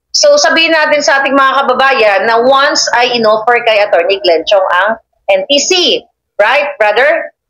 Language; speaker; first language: Filipino; non-native, local second language; Hiligaynon